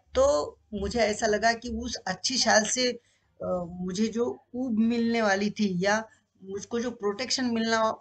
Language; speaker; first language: Hindi; non-native, local second language; Marathi